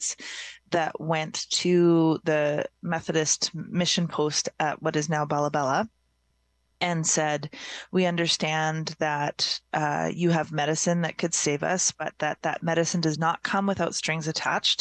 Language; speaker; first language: English; native; English